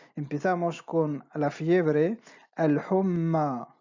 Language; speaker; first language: Spanish; non-native, fluent; Arabic